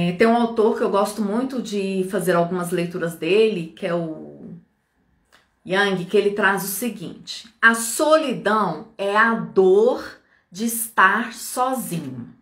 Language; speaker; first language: Portuguese; native; Portuguese